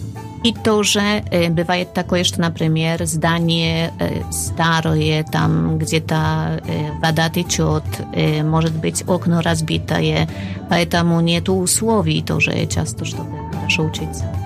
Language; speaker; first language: Russian; non-native, fluent; Polish